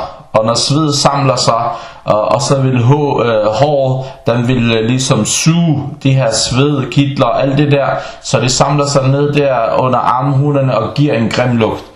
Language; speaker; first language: Danish; non-native, fluent; Arabic